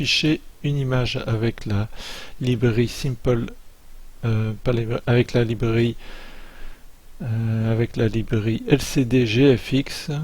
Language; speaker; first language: French; native; French